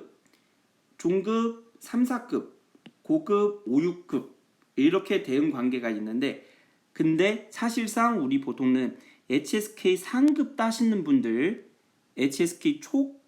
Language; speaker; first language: Korean; non-native, fluent; Chinese